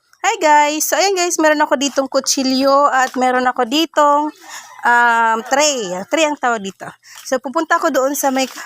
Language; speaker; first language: Filipino; non-native, local second language; Waray